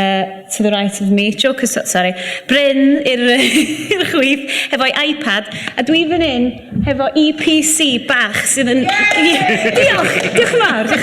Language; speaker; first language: Welsh; native; Welsh